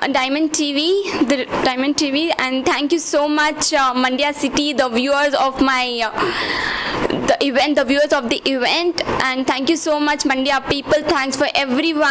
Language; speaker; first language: English; non-native, local second language; Kannada